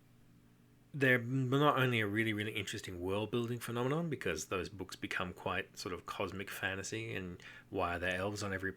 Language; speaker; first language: English; native; English